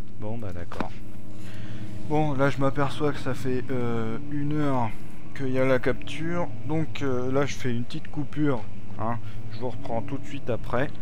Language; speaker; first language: French; native; French